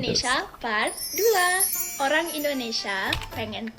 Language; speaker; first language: Indonesian; non-native, fluent; English